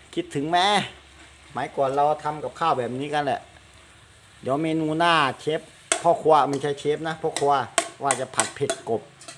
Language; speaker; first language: Thai; native; Thai